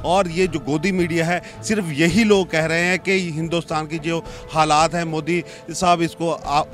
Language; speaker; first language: Hindi; native; Hindi